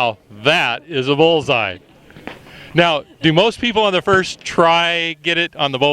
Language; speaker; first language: English; native; English